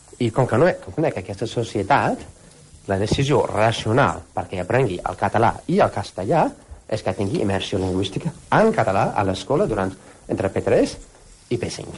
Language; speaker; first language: Catalan; non-native, fluent; English